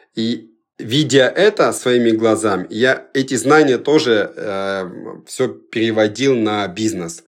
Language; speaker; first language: Russian; early bilingual, other home language; Georgian